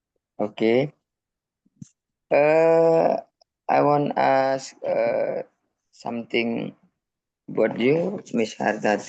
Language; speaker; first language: English; non-native, learner; Indonesian